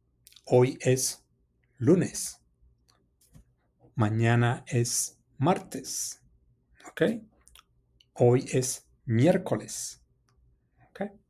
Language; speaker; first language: Spanish; non-native, fluent; English